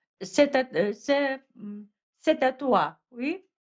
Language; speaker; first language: French; non-native, fluent; Russian